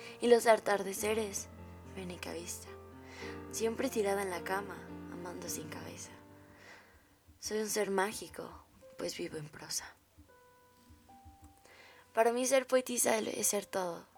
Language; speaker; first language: Spanish; native; Spanish